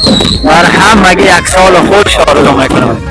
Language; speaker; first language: Persian; native; Persian